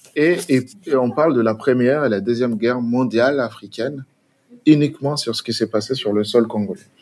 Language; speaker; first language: French; non-native, local second language; Swahili